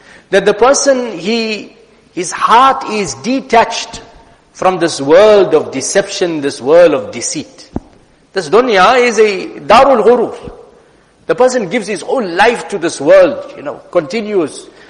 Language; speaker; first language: English; native; English